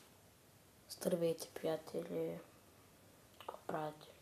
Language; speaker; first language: Bulgarian; non-native, local second language; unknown